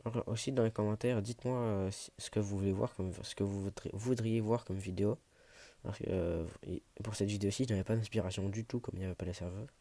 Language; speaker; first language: French; native; French